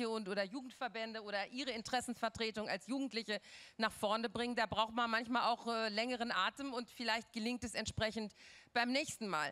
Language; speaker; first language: German; native; German